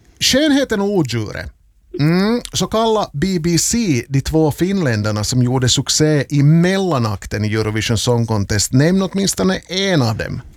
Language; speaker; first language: Swedish; native; Swedish